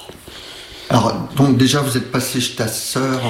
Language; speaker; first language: French; native; French